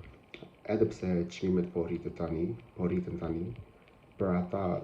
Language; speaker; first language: Albanian; non-native, learner; English